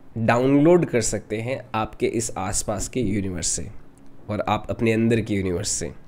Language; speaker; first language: Hindi; non-native, local second language; Rajasthani